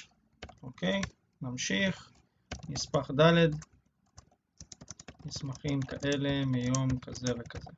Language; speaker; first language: Hebrew; native; Hebrew